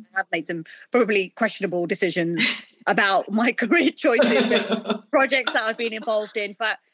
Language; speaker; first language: English; native; English